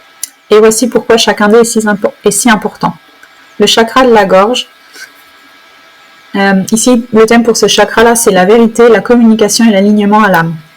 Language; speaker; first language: French; native; French